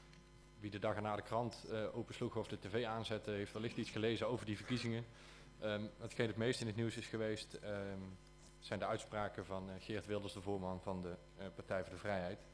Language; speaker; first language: Dutch; native; Dutch